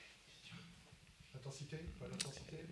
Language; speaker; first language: French; native; French